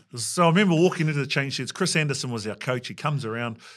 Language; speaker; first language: English; native; English